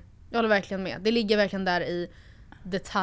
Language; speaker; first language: Swedish; native; Swedish